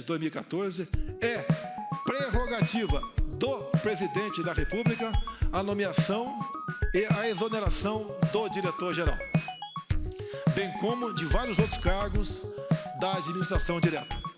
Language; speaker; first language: Portuguese; native; Portuguese